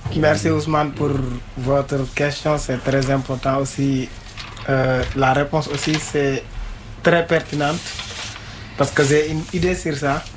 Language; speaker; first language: French; non-native, local second language; Wolof